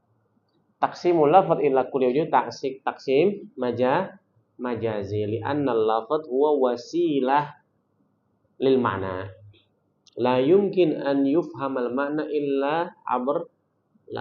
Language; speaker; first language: Arabic; non-native, fluent; Indonesian